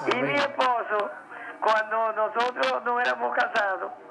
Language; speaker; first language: Spanish; native; Spanish